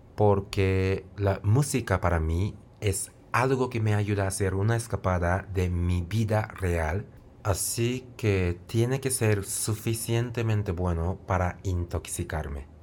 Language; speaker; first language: Spanish; non-native, fluent; Japanese